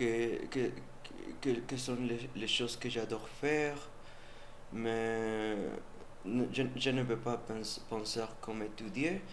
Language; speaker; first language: French; non-native, learner; Spanish